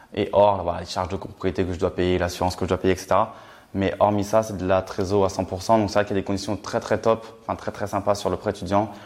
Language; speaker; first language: French; native; French